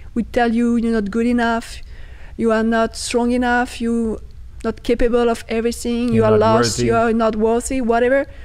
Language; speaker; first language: English; non-native, fluent; French